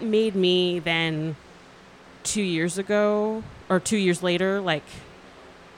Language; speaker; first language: English; native; English